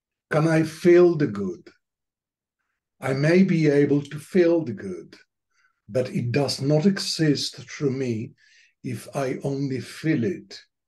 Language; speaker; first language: English; non-native, fluent; Spanish